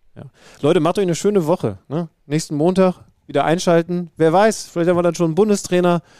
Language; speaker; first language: German; native; German